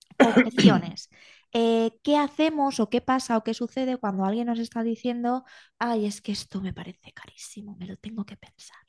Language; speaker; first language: Spanish; native; Spanish